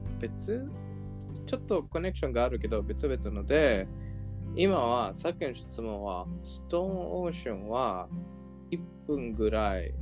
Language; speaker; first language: Japanese; non-native, learner; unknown